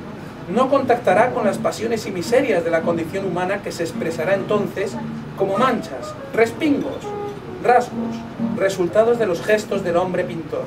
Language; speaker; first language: Spanish; native; Spanish